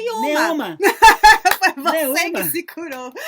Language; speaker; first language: Portuguese; native; Portuguese